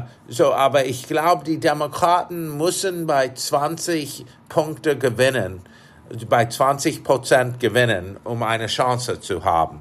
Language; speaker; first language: German; non-native, fluent; English